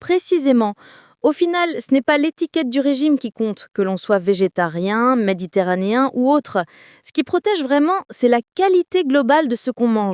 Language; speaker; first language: French; native; French